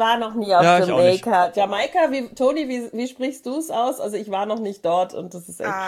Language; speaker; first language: German; native; German